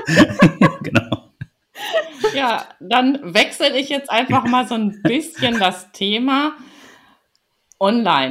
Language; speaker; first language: German; native; German